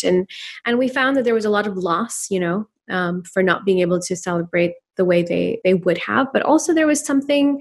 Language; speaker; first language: English; non-native, local second language; Urdu